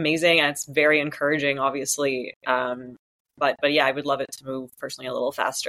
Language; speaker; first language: English; native; English